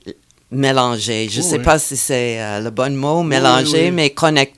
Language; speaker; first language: French; non-native, fluent; English